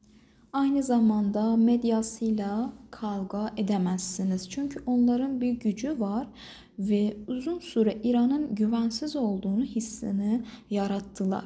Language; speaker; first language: Turkish; non-native, fluent; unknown